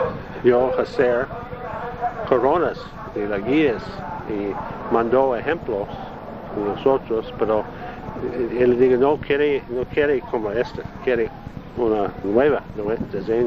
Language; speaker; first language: Spanish; non-native, learner; Italian